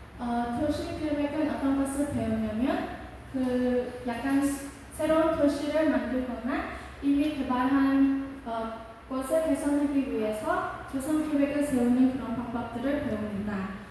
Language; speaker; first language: Korean; non-native, local second language; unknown